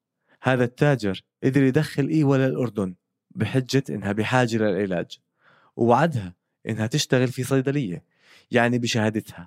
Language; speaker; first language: Arabic; native; Arabic